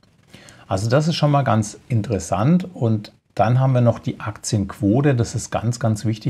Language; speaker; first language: German; native; German